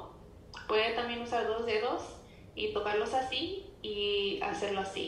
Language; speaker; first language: Spanish; non-native, learner; English